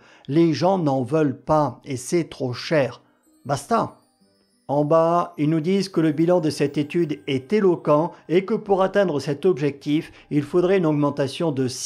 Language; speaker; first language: French; native; French